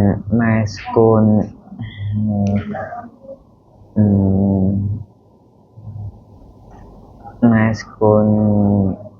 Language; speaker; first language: English; non-native, learner; Vietnamese